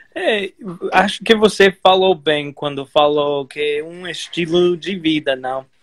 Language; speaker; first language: Portuguese; non-native, learner; English